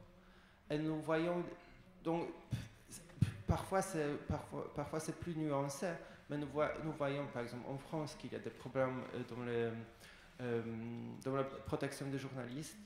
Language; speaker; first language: French; non-native, fluent; Polish